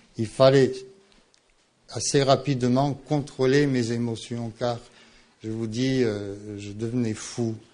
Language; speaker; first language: French; non-native, fluent; English